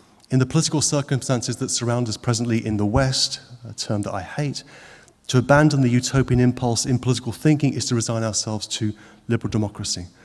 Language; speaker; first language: English; native; English